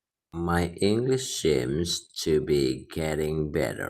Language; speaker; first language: English; non-native, learner; Indonesian